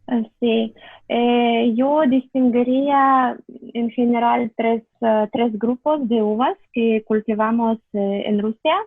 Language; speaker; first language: Spanish; non-native, fluent; Russian